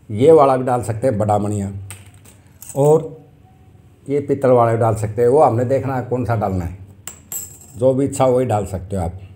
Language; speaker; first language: Hindi; native; Hindi